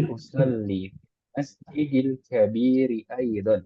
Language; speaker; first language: Arabic; non-native, fluent; Indonesian